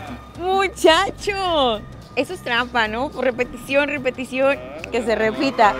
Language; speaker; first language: Spanish; native; Spanish